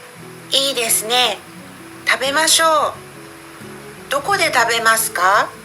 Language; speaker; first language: Japanese; non-native, learner; Indonesian